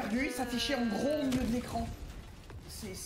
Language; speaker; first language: French; native; French